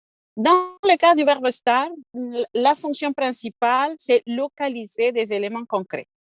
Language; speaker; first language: French; non-native, fluent; Spanish